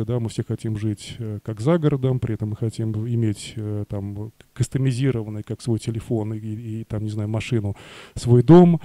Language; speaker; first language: Russian; native; Russian